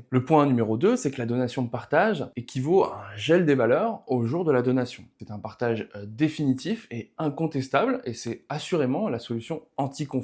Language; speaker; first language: French; native; French